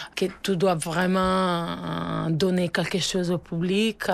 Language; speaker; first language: French; non-native, fluent; Italian